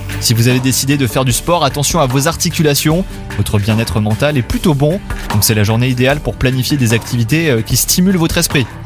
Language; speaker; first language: French; native; French